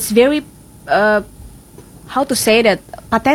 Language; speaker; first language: English; non-native, fluent; Indonesian